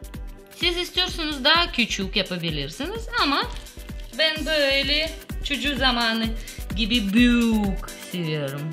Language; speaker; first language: Turkish; non-native, learner; Russian